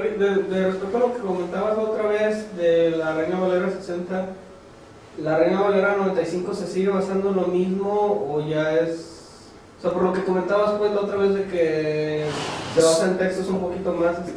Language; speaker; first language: Spanish; native; Spanish